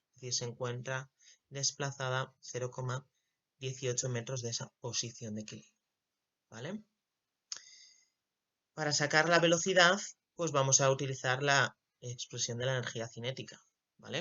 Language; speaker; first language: Spanish; native; Spanish